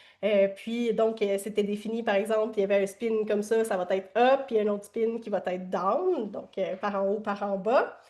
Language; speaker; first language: French; native; French